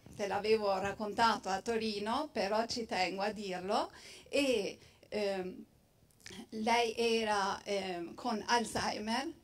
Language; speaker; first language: Italian; non-native, fluent; Albanian